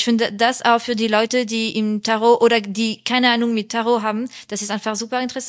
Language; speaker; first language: German; non-native, fluent; French